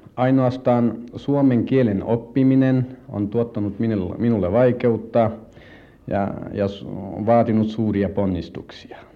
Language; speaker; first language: Finnish; non-native, fluent; Tatar